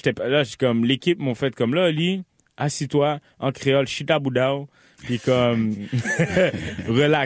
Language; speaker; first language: French; native; French